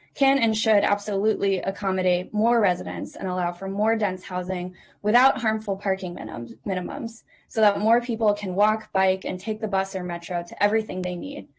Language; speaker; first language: English; native; English